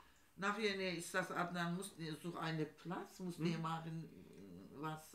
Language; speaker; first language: German; non-native, learner; Turkish